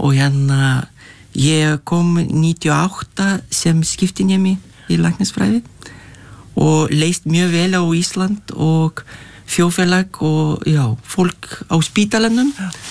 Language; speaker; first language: Icelandic; non-native, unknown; Lithuanian